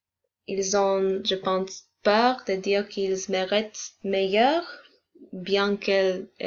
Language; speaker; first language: French; non-native, learner; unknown